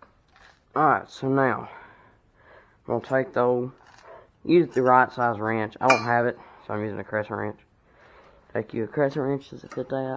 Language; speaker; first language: English; native; English